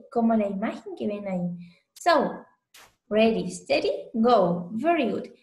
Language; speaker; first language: Spanish; native; Spanish